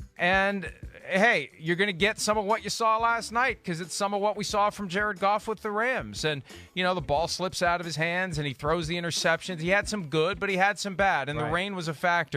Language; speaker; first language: English; native; English